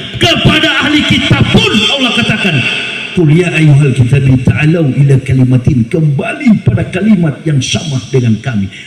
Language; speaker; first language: Indonesian; native; Indonesian